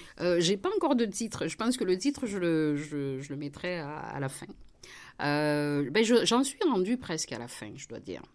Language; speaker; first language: French; native; French